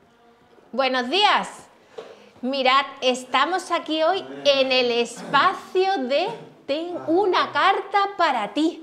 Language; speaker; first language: Spanish; native; Spanish